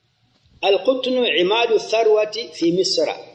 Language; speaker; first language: Arabic; non-native, fluent; Swahili